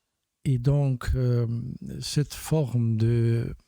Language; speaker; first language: French; non-native, fluent; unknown